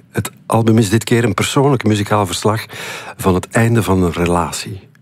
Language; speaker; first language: Dutch; native; Dutch